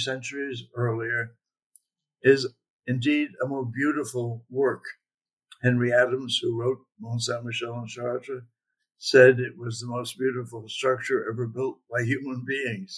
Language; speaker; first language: English; native; English